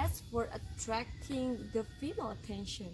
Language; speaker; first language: English; non-native, learner; Indonesian